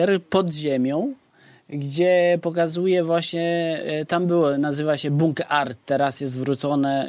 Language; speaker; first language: Polish; non-native, fluent; Albanian